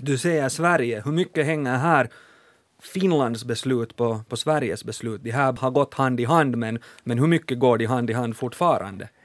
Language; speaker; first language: Swedish; native; Swedish